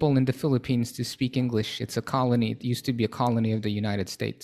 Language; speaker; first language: English; non-native, local second language; Filipino